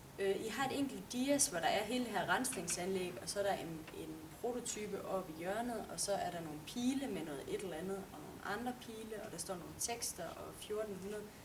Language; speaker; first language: Danish; native; Danish